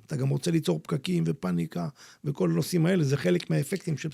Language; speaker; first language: Hebrew; native; Hebrew